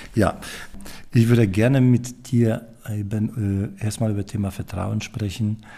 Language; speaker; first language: German; non-native, fluent; Polish